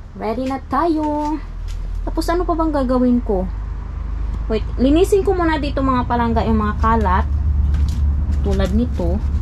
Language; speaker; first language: Filipino; non-native, local second language; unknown